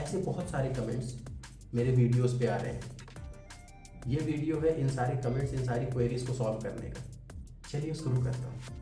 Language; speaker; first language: Hindi; native; Hindi